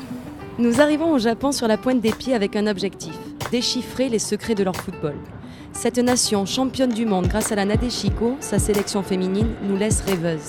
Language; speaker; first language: French; native; French